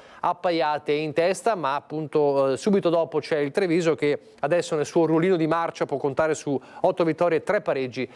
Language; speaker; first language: Italian; native; Italian